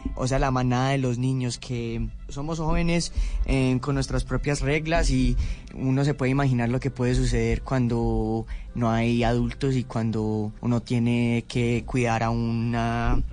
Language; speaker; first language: Spanish; early bilingual, heritage; Spanish